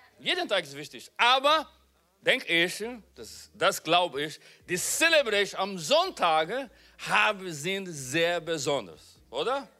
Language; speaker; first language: German; non-native, fluent; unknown